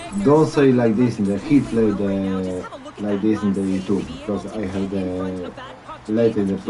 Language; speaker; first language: English; non-native, learner; Polish